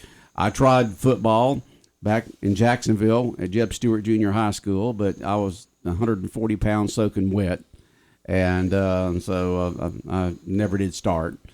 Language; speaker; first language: English; native; English